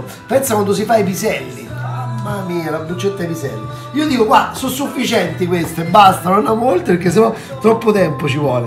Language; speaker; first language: Italian; native; Italian